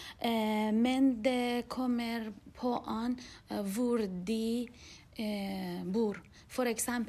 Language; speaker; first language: Norwegian; non-native, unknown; Persian